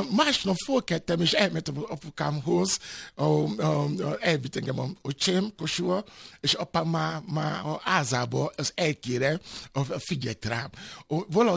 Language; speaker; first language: Hungarian; non-native, fluent; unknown